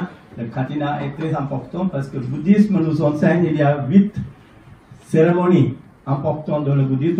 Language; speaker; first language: French; non-native, fluent; Sinhala